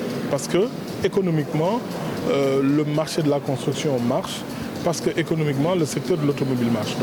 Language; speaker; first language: French; non-native, local second language; Wolof